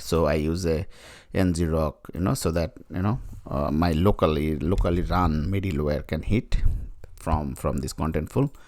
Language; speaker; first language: English; non-native, fluent; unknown